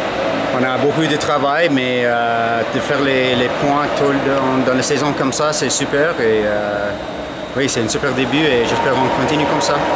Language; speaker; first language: French; non-native, fluent; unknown